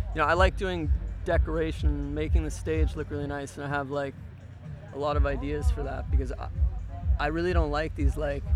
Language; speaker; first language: English; native; English